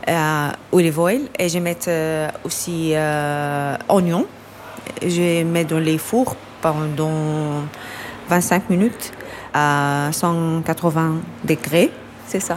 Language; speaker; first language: French; non-native, learner; Arabic